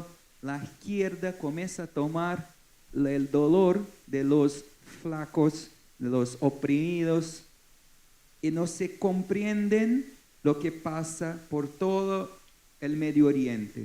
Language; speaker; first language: Spanish; non-native, fluent; Portuguese